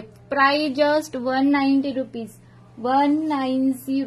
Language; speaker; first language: Hindi; non-native, local second language; Marathi